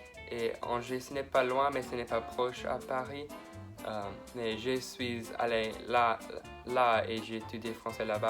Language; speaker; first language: French; non-native, learner; English